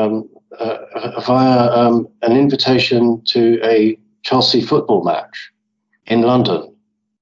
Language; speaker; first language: English; native; English